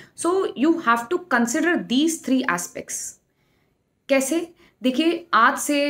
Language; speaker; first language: Hindi; native; Hindi